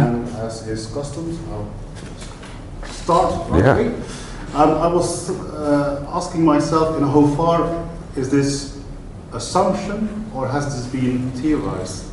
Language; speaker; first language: English; non-native, fluent; Dutch